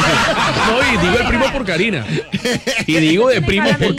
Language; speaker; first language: Spanish; native; Spanish